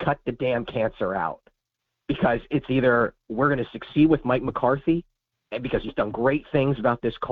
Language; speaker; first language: English; native; English